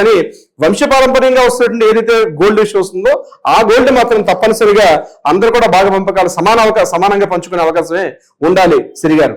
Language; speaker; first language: Telugu; native; Telugu